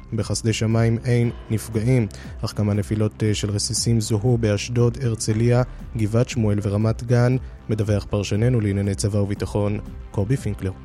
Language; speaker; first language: Hebrew; native; Hebrew